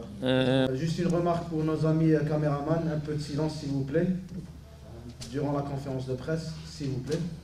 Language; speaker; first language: French; native; French